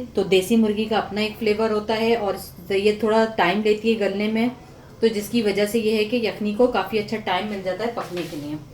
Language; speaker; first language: Urdu; native; Urdu